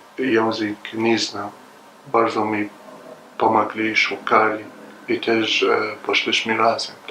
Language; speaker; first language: Polish; non-native, learner; Arabic